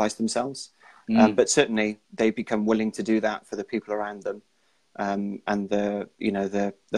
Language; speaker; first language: English; native; English